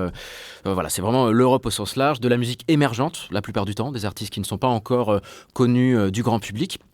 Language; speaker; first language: French; native; French